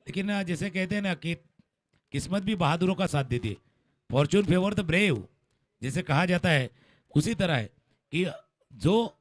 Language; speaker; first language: Hindi; non-native, local second language; Marathi